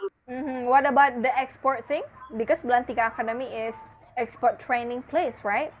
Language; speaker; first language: English; non-native, fluent; Indonesian